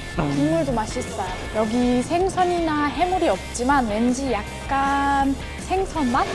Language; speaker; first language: Korean; non-native, fluent; German